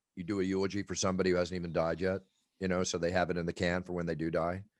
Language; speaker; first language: English; native; English